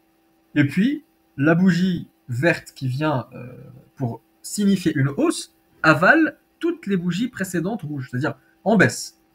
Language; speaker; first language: French; native; French